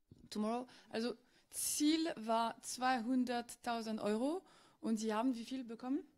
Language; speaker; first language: German; non-native, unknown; French